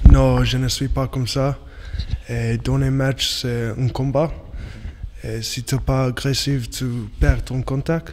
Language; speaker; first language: French; non-native, learner; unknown